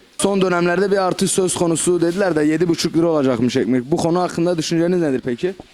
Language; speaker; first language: Turkish; native; Turkish